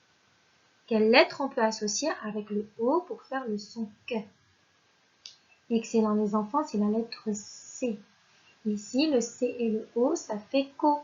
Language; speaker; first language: French; non-native, local second language; Arabic